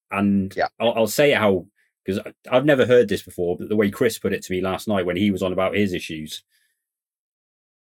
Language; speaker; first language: English; native; English